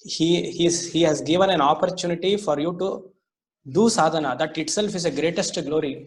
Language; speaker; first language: English; non-native, local second language; Kannada